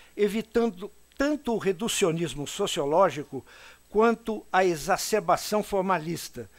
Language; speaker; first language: Portuguese; native; Portuguese